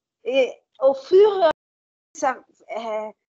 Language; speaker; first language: French; non-native, learner; Portuguese